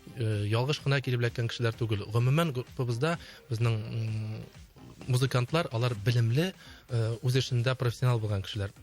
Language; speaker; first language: Tatar; native; Tatar